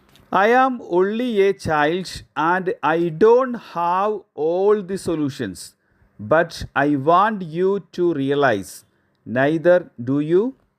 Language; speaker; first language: English; non-native, local second language; Malayalam